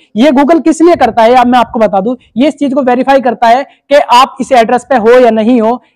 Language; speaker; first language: Hindi; native; Hindi